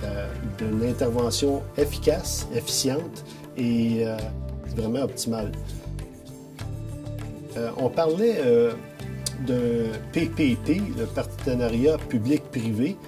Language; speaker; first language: French; native; French